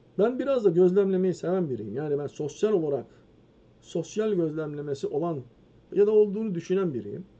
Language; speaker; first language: Turkish; native; Turkish